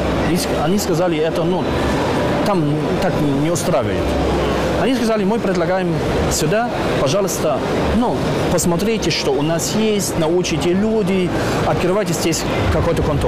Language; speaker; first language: Russian; non-native, learner; German